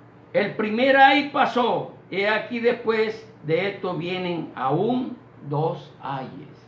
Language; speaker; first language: Spanish; native; Spanish